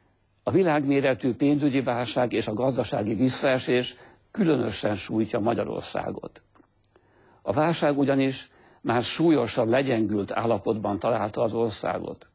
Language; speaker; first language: Hungarian; native; Hungarian